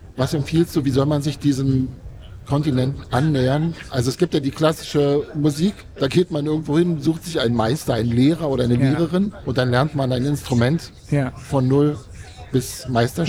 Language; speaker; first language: German; native; German